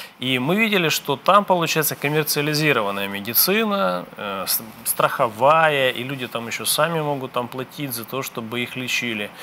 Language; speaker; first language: Russian; native; Russian